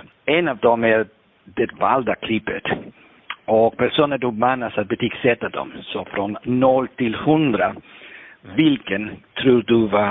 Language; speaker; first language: Swedish; non-native, fluent; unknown